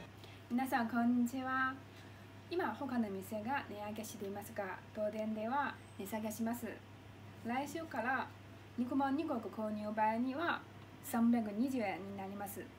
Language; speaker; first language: Japanese; non-native, learner; Mongolian